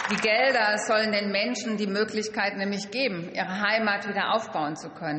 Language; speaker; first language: German; native; German